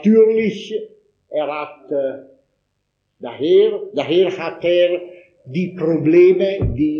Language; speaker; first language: German; non-native, fluent; Italian